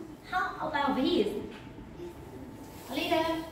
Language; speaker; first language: English; non-native, fluent; Vietnamese